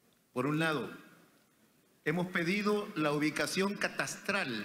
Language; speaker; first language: Spanish; native; Spanish